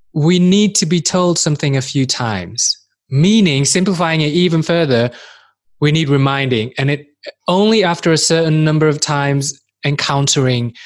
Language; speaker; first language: English; native; English